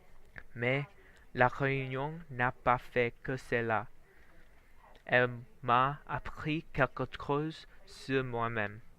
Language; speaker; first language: French; non-native, learner; Vietnamese